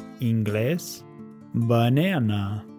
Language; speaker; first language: Spanish; non-native, fluent; English